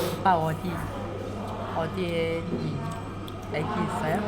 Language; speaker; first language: Korean; non-native, learner; Vietnamese